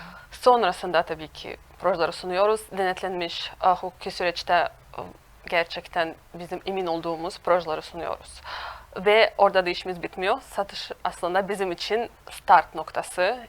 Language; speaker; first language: Turkish; non-native, fluent; Russian